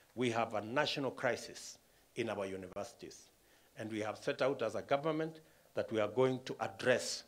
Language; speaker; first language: English; non-native, local second language; Kalenjin